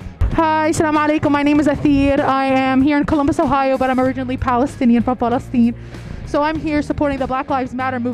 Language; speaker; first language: English; early bilingual, other home language; Arabic